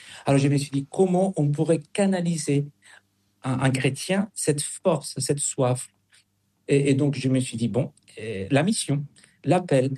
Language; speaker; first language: French; non-native, fluent; Spanish